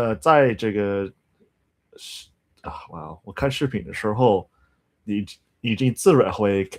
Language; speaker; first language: Chinese; non-native, learner; English